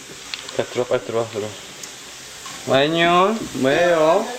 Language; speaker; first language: Korean; native; Korean